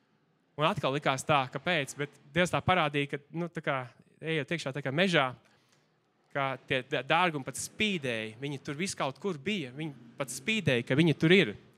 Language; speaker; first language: Latvian; native; Latvian